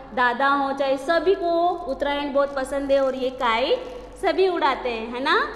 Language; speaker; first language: Hindi; non-native, local second language; Gujarati